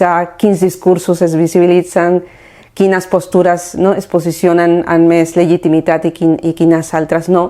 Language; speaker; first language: Catalan; non-native, fluent; Spanish